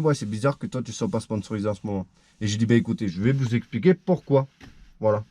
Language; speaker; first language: French; native; French